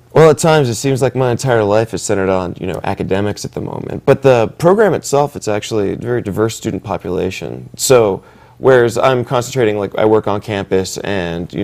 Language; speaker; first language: English; native; English